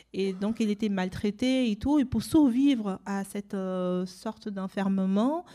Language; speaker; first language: French; non-native, fluent; Portuguese